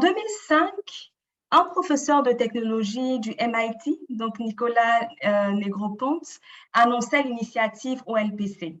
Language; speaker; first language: French; native; French